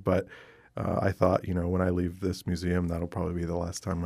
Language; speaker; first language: English; native; English